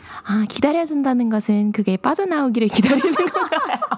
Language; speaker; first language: Korean; early bilingual, heritage; Korean